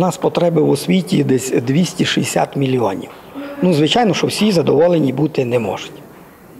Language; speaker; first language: Ukrainian; native; Ukrainian